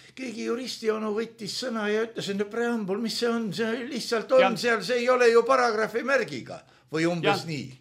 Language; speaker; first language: Estonian; native; Estonian